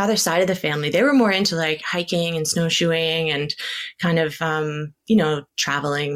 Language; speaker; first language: English; native; English